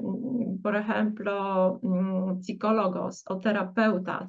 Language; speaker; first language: Spanish; non-native, fluent; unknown